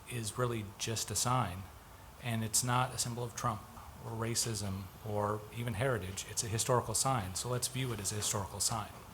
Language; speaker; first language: English; native; English